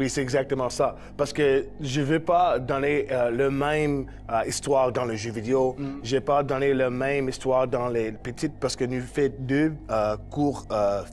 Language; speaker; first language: French; non-native, learner; English